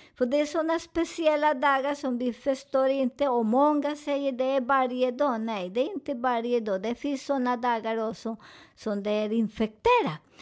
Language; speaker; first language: Swedish; non-native, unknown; Spanish